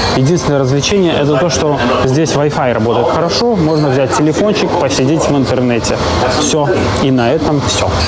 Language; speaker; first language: Russian; native; Russian